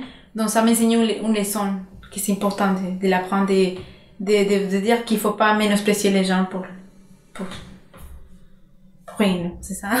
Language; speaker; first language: French; non-native, learner; Spanish